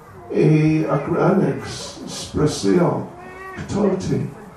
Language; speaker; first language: Russian; non-native, learner; English